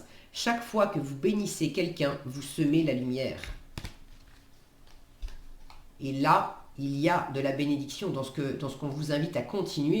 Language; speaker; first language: French; native; French